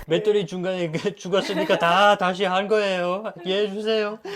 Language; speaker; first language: Korean; non-native, fluent; French